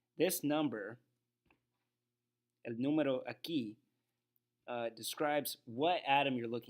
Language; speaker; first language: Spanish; non-native, learner; English